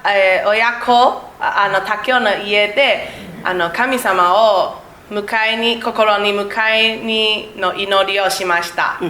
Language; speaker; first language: Japanese; non-native, learner; Chinese